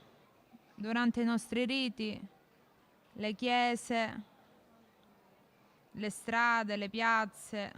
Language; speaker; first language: Italian; native; Italian